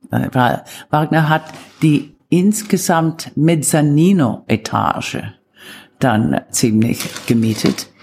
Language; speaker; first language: German; non-native, fluent; Italian